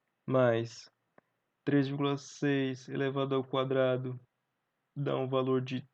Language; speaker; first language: Portuguese; native; Portuguese